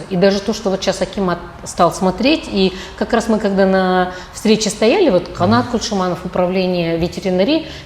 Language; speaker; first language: Russian; non-native, local second language; Kazakh